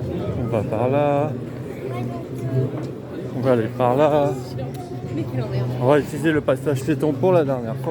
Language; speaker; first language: French; native; French